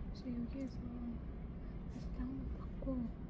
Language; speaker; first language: Korean; non-native, learner; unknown